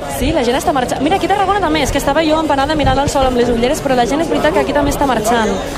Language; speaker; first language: Catalan; native; Catalan